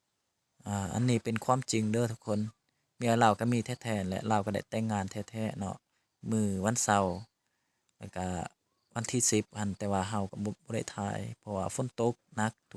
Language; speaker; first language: Thai; non-native, local second language; Lao